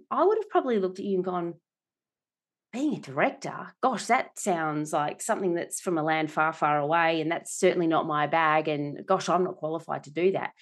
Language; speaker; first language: English; native; English